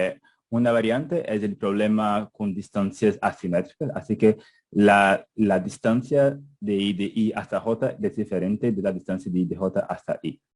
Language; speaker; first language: Spanish; non-native, fluent; Portuguese